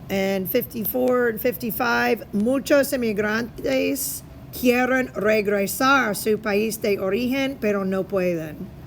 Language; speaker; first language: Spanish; non-native, fluent; English